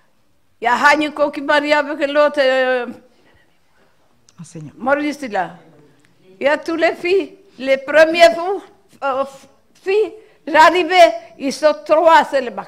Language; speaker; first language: French; non-native, local second language; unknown